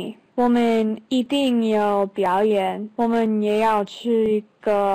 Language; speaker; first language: Chinese; non-native, learner; English